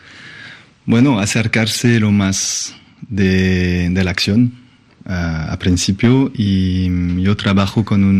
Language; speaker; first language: Spanish; non-native, fluent; French